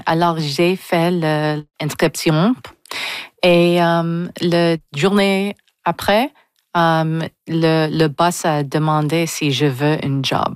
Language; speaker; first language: French; non-native, local second language; English